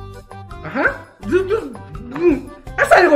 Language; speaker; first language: Spanish; native; Spanish